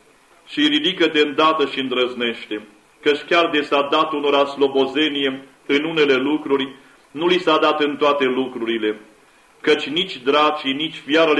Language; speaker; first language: Romanian; native; Romanian